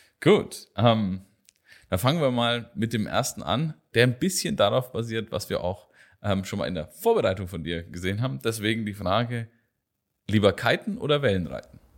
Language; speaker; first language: German; native; German